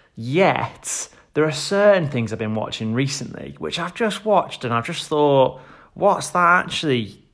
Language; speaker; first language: English; native; English